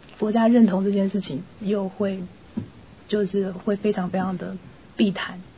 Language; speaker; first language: Chinese; native; Chinese